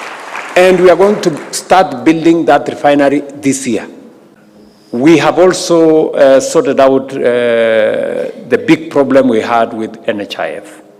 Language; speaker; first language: English; non-native, local second language; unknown